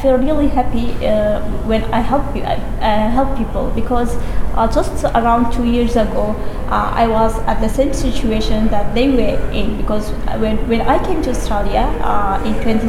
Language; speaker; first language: English; non-native, fluent; Kurdish